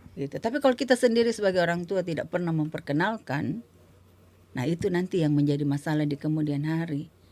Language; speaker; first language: Indonesian; native; Indonesian